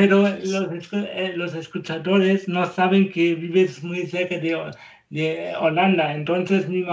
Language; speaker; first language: Spanish; non-native, learner; German